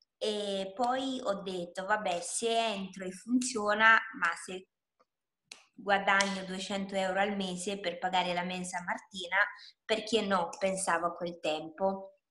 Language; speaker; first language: Italian; non-native, fluent; Romanian